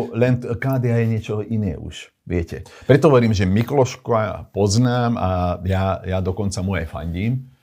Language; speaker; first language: Slovak; non-native, local second language; Hungarian